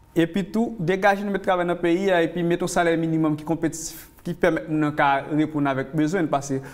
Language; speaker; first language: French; non-native, local second language; Haitian Creole